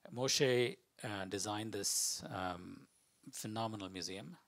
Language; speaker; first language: English; non-native, local second language; Malayalam